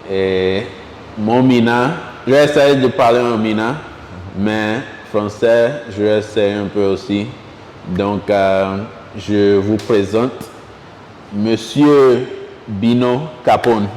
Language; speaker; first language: French; non-native, local second language; Ewe